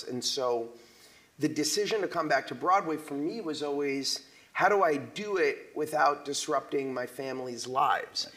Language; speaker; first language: English; native; English